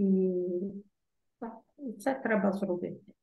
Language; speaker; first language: Ukrainian; early bilingual, heritage; Ukrainian